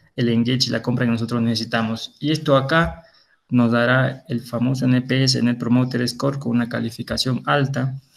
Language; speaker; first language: Spanish; native; Spanish